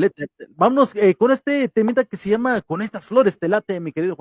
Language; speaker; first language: Spanish; native; Spanish